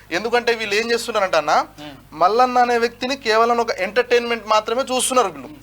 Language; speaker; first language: Telugu; non-native, local second language; Lambadi